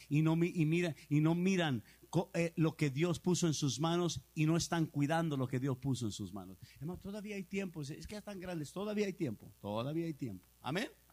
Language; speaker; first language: Spanish; early bilingual, heritage; Spanish